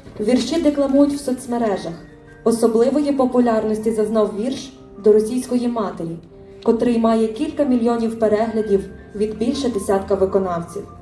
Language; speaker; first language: Ukrainian; native; Ukrainian